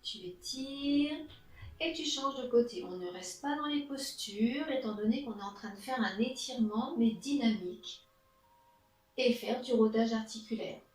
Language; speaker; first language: French; native; French